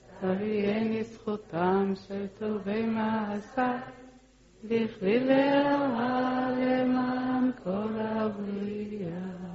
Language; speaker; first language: Hebrew; early bilingual, other home language; Polish